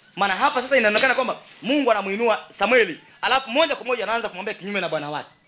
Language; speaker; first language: Swahili; native; Swahili